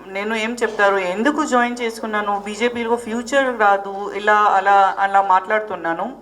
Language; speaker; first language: Telugu; non-native, learner; Gujarati